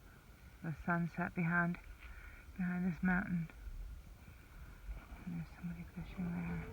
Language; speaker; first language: English; non-native, fluent; German